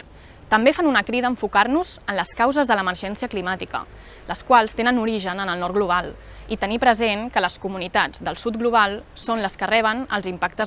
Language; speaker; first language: Catalan; native; Catalan